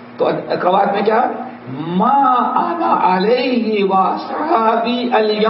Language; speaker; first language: Urdu; native; Urdu